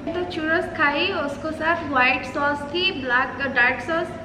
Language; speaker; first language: Hindi; non-native, learner; Bangla